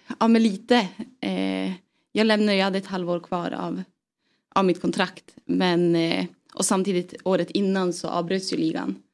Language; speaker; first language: Swedish; native; Swedish